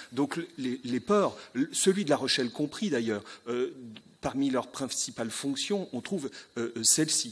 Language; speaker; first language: French; native; French